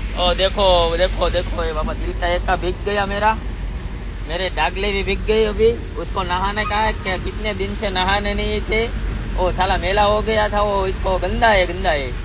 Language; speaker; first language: Hindi; non-native, local second language; Gujarati